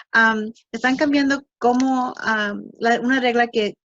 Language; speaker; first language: Spanish; early bilingual, heritage; English